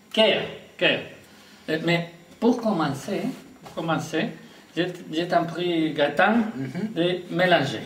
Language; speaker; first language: French; non-native, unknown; Spanish